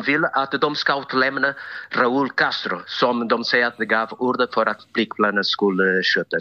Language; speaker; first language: Swedish; non-native, fluent; Spanish